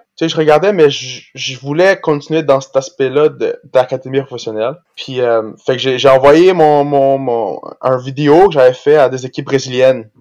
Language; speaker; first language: French; early bilingual, other home language; Portuguese